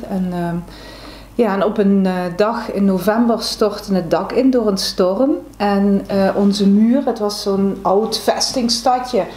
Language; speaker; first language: Dutch; native; Dutch